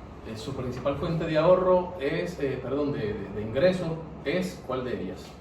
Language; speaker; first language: Spanish; native; Spanish